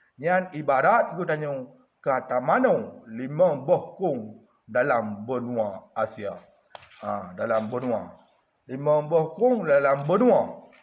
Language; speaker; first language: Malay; non-native, local second language; Achinese